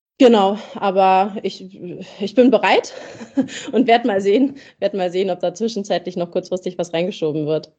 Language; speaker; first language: German; native; German